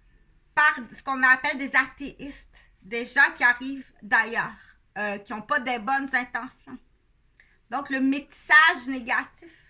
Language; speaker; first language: French; native; French